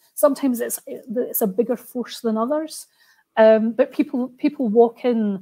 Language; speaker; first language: English; native; English